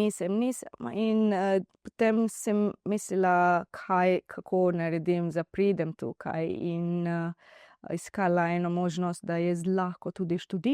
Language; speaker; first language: Slovenian; non-native, learner; Divehi